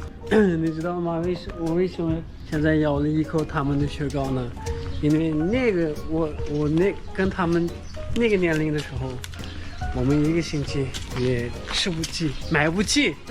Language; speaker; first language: Chinese; non-native, local second language; Uyghur